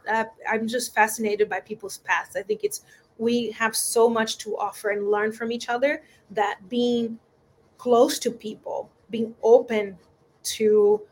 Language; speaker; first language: English; non-native, fluent; Portuguese